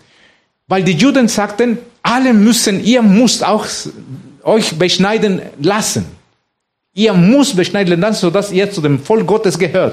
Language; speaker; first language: German; non-native, fluent; Spanish